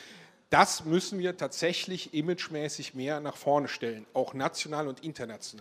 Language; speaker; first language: German; native; German